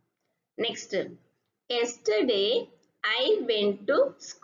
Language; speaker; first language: English; non-native, local second language; Tamil